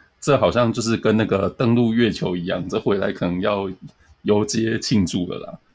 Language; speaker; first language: Chinese; native; Chinese